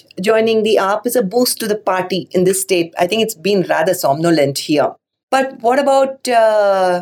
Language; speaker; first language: English; non-native, local second language; Kannada